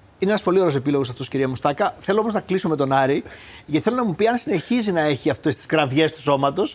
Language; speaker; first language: Greek; native; Greek